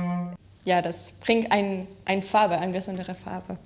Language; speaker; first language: German; non-native, fluent; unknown